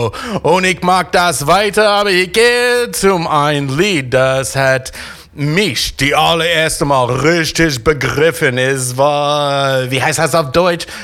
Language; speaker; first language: German; non-native, fluent; English